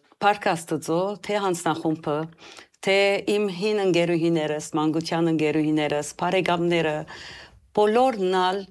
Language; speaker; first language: Armenian; early bilingual, heritage; Armenian